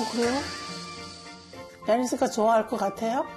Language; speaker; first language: Korean; native; Korean